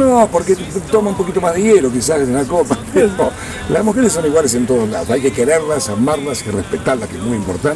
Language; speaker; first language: Spanish; native; Spanish